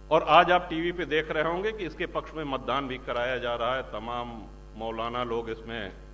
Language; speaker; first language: Hindi; native; Hindi